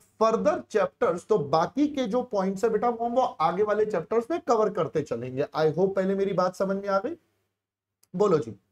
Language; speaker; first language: Hindi; native; Hindi